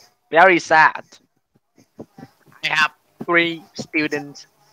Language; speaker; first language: English; non-native, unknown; Vietnamese